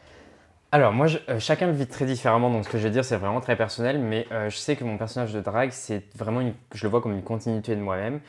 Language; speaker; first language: French; native; French